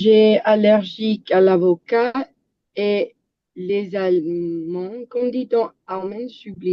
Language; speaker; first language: French; non-native, learner; English